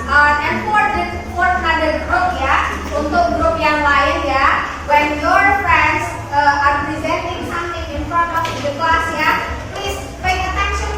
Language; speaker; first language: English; non-native, fluent; Indonesian